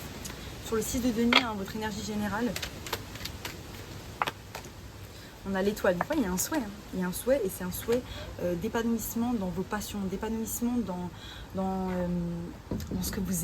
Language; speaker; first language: French; native; French